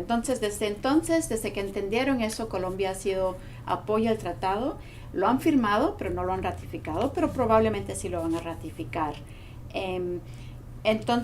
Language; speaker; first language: Spanish; non-native, fluent; English